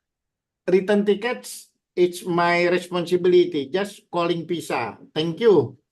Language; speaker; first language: English; non-native, learner; Indonesian